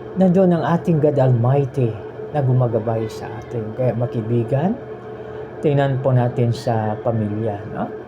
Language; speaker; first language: Filipino; native; Filipino